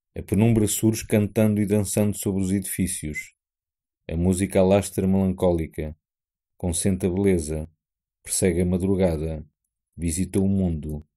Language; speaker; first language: Portuguese; native; Portuguese